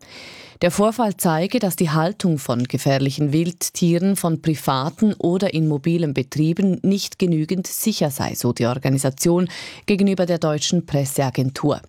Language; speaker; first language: German; native; German